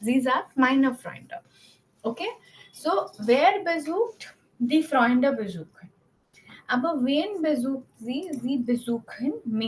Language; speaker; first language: German; non-native, fluent; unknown